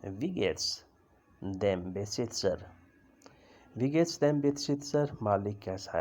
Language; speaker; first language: German; non-native, learner; Urdu